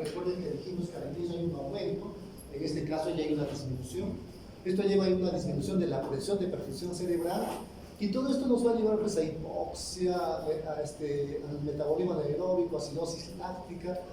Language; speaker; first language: Spanish; native; Spanish